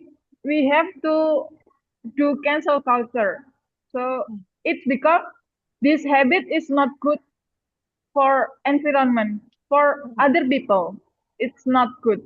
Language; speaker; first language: English; non-native, learner; Indonesian